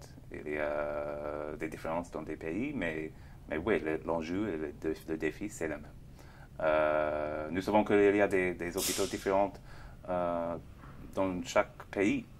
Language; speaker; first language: French; non-native, fluent; English